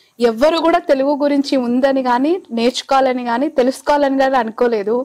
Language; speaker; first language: Telugu; native; Telugu